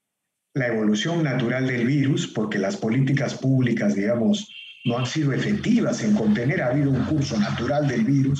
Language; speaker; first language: Spanish; native; Spanish